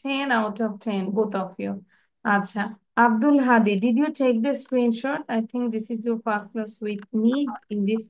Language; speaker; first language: English; non-native, fluent; Bangla